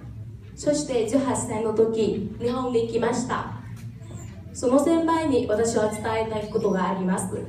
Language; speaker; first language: Japanese; non-native, fluent; Vietnamese